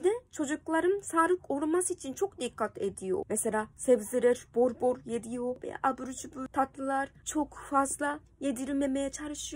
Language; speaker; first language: Turkish; non-native, learner; Japanese